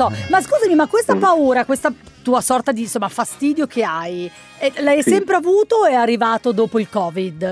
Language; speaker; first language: Italian; native; Italian